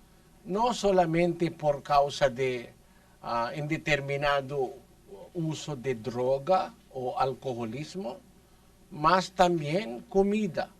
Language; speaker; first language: Spanish; non-native, learner; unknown